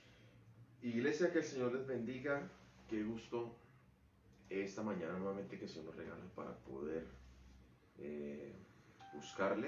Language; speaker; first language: Spanish; native; Spanish